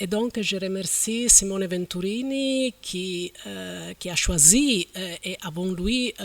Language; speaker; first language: French; non-native, fluent; Italian